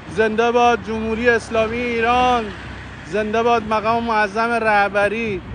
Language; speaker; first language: Persian; native; Persian